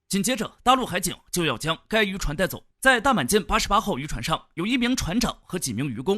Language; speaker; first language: Chinese; native; Chinese